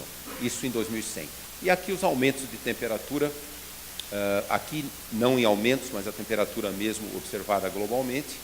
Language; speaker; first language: Portuguese; native; Portuguese